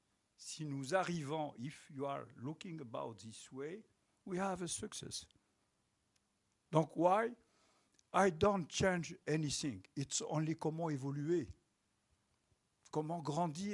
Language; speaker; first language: English; non-native, local second language; French